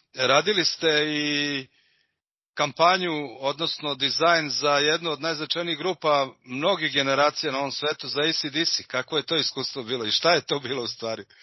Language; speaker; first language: Serbian; native; Serbian